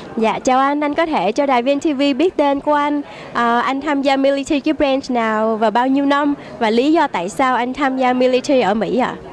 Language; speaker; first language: Vietnamese; early bilingual, heritage; Vietnamese